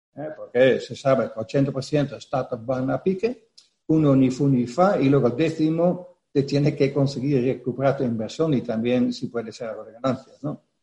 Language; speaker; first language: Spanish; non-native, fluent; Dutch